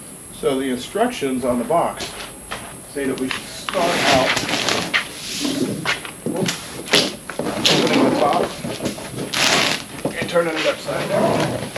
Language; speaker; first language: English; native; English